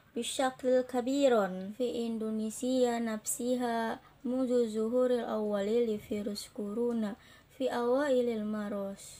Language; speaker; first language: Arabic; non-native, learner; Indonesian